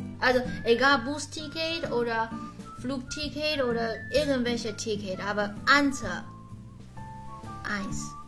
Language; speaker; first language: German; non-native, learner; Chinese